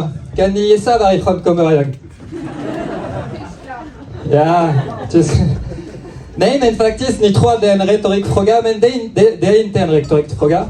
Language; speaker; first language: Swedish; non-native, learner; French